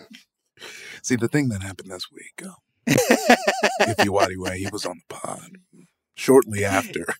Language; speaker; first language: English; early bilingual, other home language; Yoruba